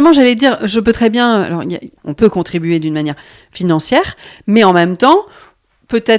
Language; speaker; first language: French; native; French